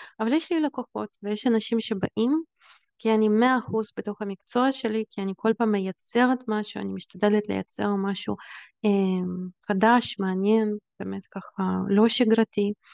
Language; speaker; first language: Hebrew; early bilingual, other home language; Russian